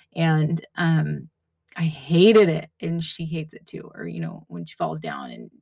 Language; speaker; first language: English; native; English